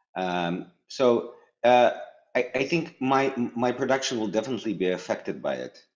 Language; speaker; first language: English; early bilingual, other home language; Russian